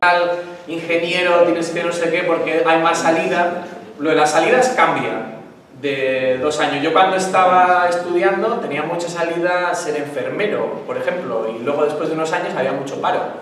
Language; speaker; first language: Spanish; native; Spanish